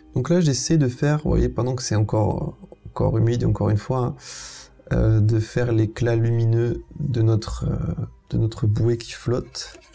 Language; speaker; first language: French; native; French